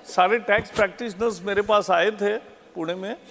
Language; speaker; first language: Hindi; non-native, local second language; Marathi